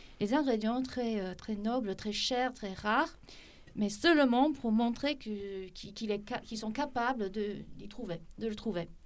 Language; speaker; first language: French; non-native, fluent; Chinese